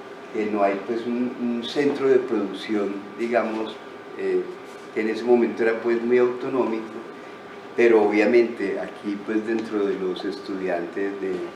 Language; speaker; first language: Spanish; native; Spanish